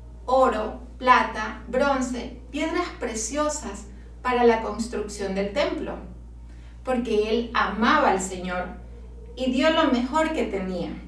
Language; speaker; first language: Spanish; native; Spanish